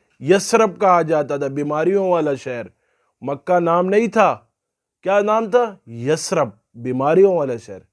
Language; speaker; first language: Urdu; non-native, local second language; Pashto